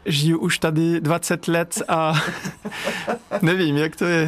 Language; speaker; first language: Czech; non-native, learner; French